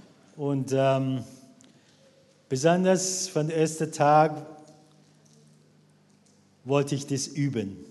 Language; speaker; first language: German; non-native, fluent; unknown